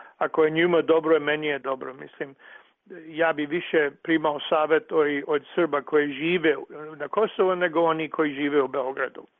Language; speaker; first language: Croatian; early bilingual, heritage; Serbian